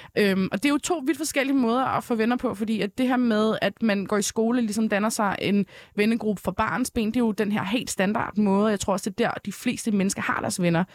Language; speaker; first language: Danish; early bilingual, other home language; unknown